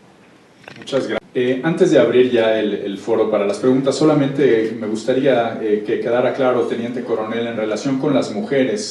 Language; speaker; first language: Spanish; native; Spanish